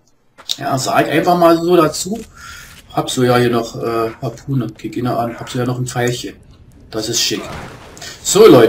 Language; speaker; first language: German; native; German